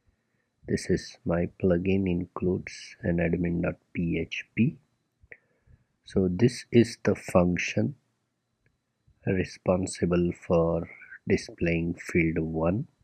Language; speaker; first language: English; non-native, local second language; Gujarati